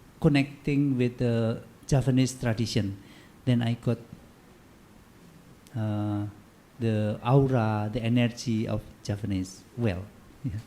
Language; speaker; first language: English; non-native, learner; Indonesian